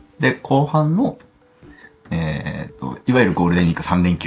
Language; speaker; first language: Japanese; native; Japanese